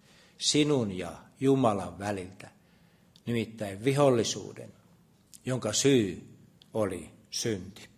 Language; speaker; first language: Finnish; native; Finnish